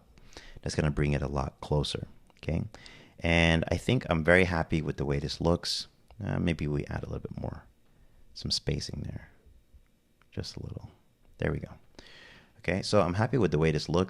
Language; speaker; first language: English; native; English